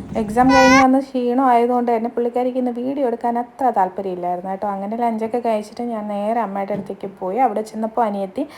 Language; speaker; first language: Malayalam; native; Malayalam